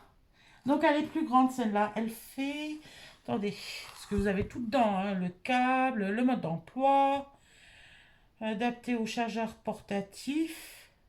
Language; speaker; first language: French; native; French